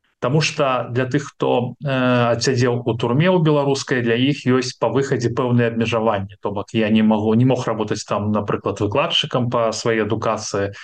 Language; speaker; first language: Belarusian; non-native, local second language; Russian